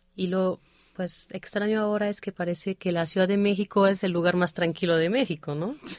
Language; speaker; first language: Spanish; non-native, fluent; French